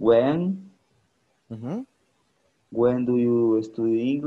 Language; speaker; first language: English; non-native, learner; Spanish